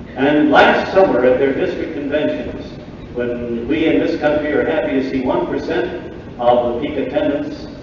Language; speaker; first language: English; native; English